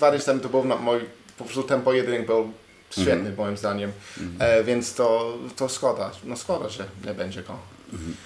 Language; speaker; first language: Polish; non-native, learner; English